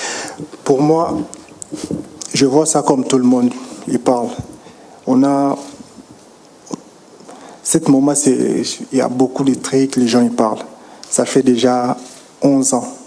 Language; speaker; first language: French; non-native, local second language; Lingala